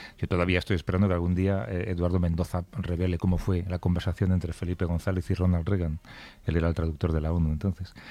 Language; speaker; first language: Spanish; native; Spanish